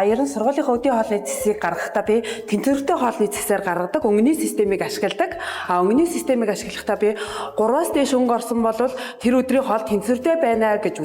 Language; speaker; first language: Mongolian; native; Mongolian